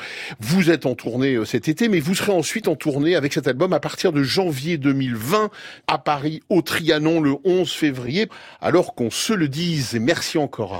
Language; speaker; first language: French; native; French